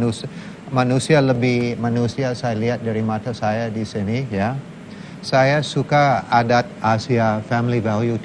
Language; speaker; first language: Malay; non-native, fluent; English